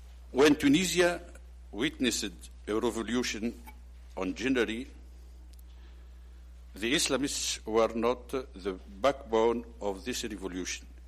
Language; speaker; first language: English; non-native, learner; Arabic